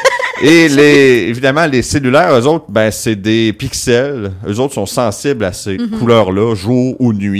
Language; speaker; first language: French; native; French